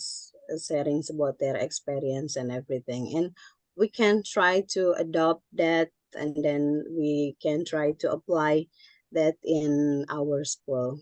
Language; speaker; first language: English; non-native, fluent; Indonesian